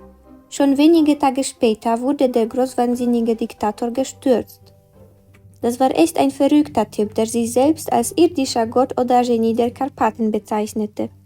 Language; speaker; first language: German; non-native, fluent; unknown